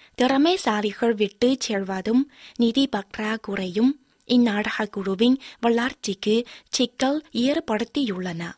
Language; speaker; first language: Tamil; non-native, fluent; Chinese